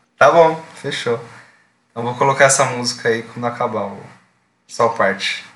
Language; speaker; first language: Portuguese; native; Portuguese